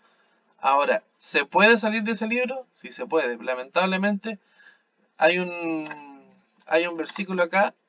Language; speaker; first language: Spanish; native; Spanish